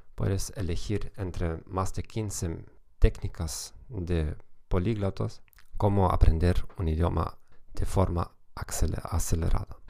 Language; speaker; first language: Spanish; non-native, fluent; German